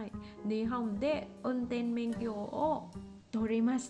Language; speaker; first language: Japanese; non-native, learner; Vietnamese